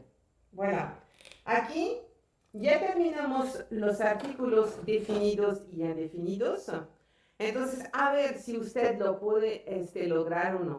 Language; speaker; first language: Spanish; non-native, fluent; French